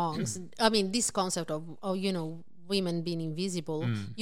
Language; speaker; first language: English; non-native, fluent; Italian